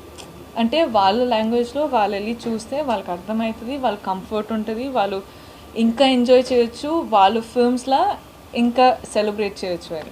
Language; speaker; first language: Telugu; non-native, local second language; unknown